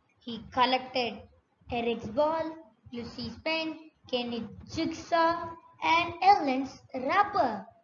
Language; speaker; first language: English; non-native, local second language; Tamil